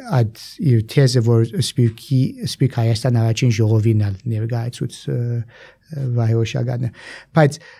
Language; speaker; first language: Armenian; early bilingual, heritage; Armenian